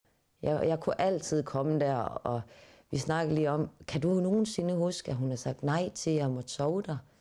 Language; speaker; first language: Danish; native; Danish